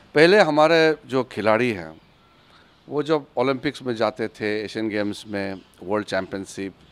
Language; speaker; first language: Hindi; native; Hindi